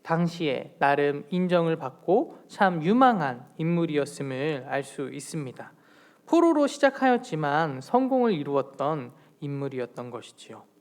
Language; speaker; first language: Korean; native; Korean